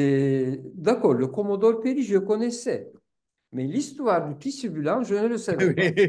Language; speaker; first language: French; non-native, fluent; Turkish